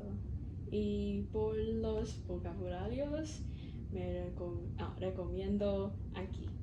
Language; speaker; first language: Spanish; non-native, learner; Cantonese